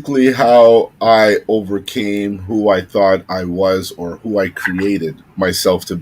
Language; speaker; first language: English; native; English